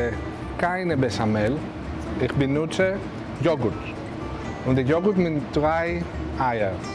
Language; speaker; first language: German; non-native, learner; Greek